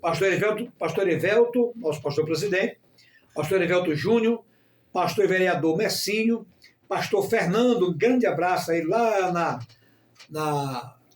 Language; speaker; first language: Portuguese; native; Portuguese